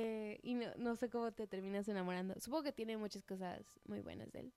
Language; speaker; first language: Spanish; native; Spanish